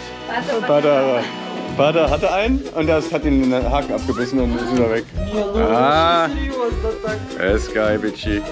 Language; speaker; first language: German; native; German